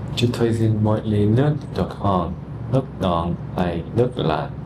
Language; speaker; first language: Vietnamese; non-native, learner; English